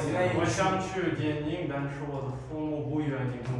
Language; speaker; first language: Chinese; non-native, learner; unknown